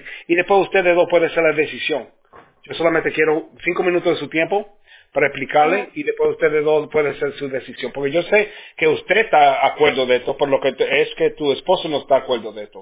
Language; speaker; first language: Spanish; early bilingual, heritage; Spanish